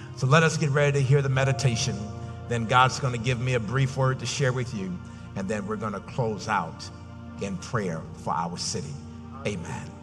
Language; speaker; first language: English; native; English